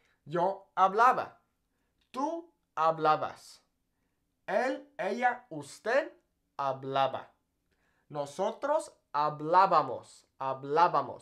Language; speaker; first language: Spanish; non-native, fluent; English